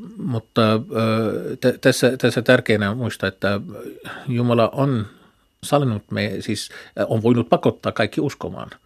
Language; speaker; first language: Finnish; non-native, fluent; Arabic